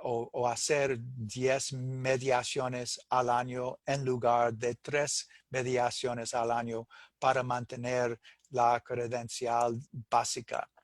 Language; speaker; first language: Spanish; non-native, fluent; English